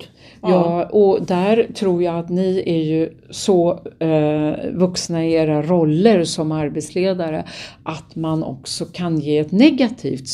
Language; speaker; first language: Swedish; native; Swedish